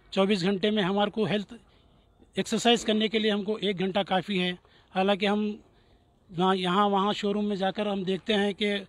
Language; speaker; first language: Hindi; non-native, local second language; Urdu